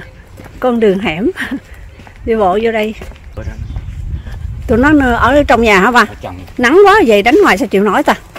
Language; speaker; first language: Vietnamese; native; Vietnamese